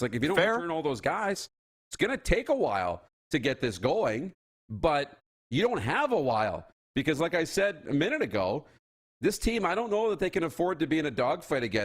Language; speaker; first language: English; native; English